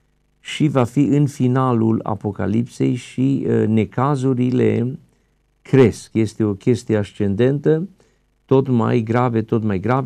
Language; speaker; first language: Romanian; native; Romanian